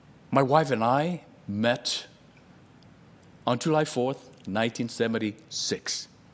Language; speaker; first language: English; non-native, fluent; Vietnamese